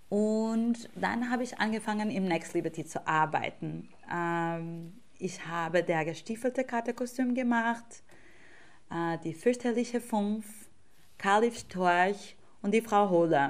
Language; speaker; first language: German; non-native, fluent; Portuguese